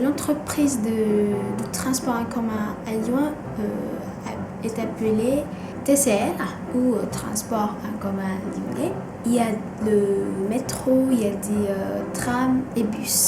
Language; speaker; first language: French; non-native, fluent; Indonesian